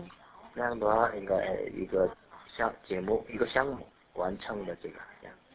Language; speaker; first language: Chinese; non-native, learner; Korean